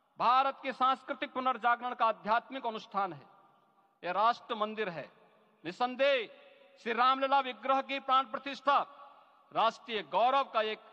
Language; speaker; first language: Hindi; native; Hindi